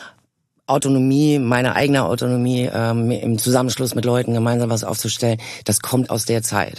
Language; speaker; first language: German; native; German